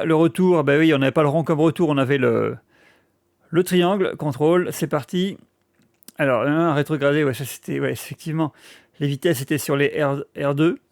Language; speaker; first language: French; native; French